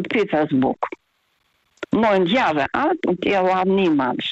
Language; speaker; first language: German; early bilingual, heritage; Russian